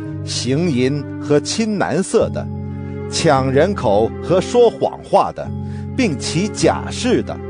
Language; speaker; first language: Chinese; native; Chinese